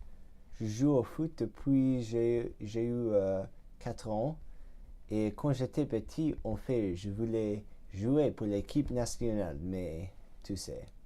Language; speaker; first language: French; non-native, learner; English